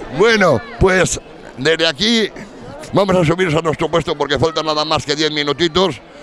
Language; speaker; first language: Spanish; native; Spanish